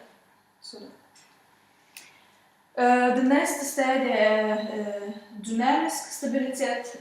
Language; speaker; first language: Danish; non-native, fluent; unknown